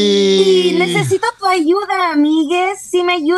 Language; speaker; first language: Spanish; early bilingual, other home language; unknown